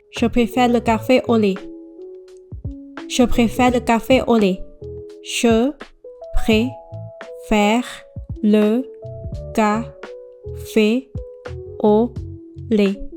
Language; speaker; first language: French; non-native, fluent; Thai